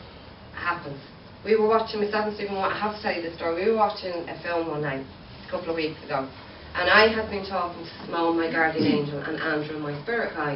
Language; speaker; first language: English; native; English